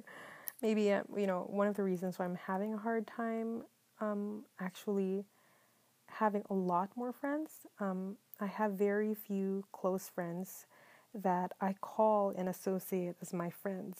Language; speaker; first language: English; non-native, local second language; Filipino